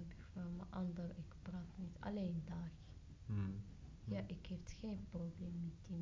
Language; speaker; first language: Dutch; non-native, learner; Arabic